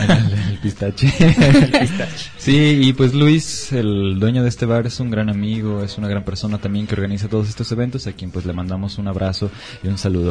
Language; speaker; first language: Spanish; native; Spanish